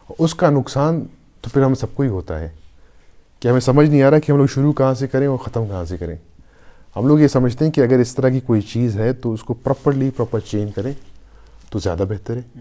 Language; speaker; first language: Urdu; non-native, local second language; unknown